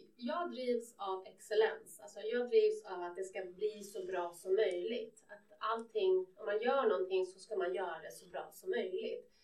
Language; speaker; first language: Swedish; early bilingual, other home language; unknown